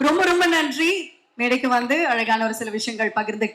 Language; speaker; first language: Tamil; native; Tamil